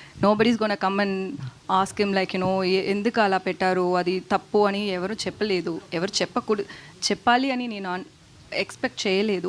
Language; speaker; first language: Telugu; non-native, fluent; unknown